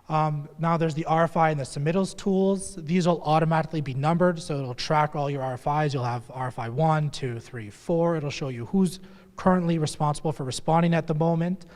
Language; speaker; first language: English; native; English